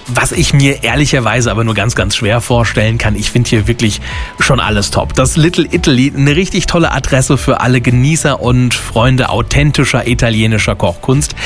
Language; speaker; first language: German; native; German